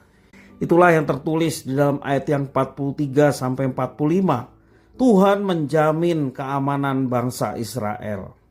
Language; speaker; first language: Indonesian; native; Indonesian